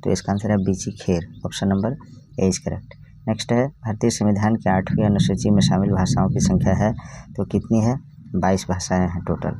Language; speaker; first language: Hindi; native; Hindi